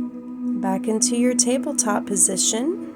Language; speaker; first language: English; native; English